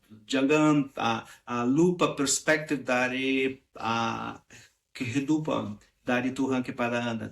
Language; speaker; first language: Indonesian; non-native, learner; Portuguese